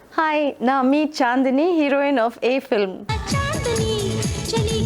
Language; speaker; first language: Telugu; non-native, learner; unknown